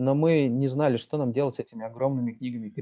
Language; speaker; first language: Russian; native; Russian